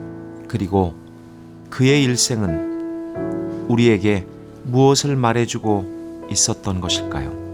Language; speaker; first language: Korean; native; Korean